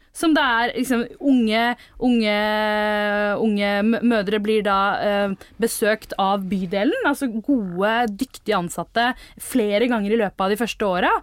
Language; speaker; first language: Norwegian; early bilingual, other home language; Tamil